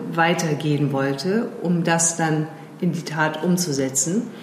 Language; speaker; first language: German; early bilingual, heritage; German